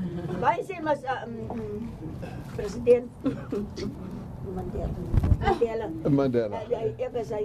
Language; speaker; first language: Dutch; non-native, local second language; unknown